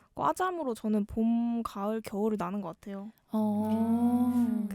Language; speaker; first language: Korean; native; Korean